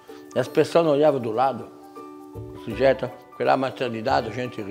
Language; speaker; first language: Portuguese; non-native, fluent; French